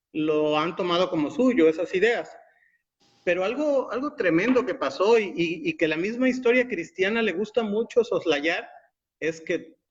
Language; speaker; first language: Spanish; native; Spanish